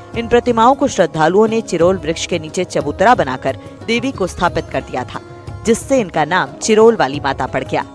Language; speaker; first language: Hindi; native; Hindi